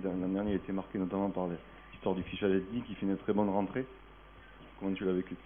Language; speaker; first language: French; native; French